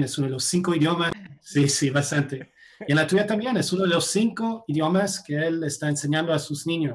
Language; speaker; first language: Spanish; non-native, fluent; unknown